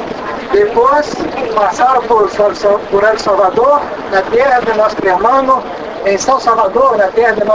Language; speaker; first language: Spanish; non-native, learner; Portuguese